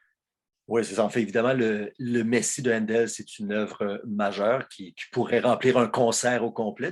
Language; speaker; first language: French; native; French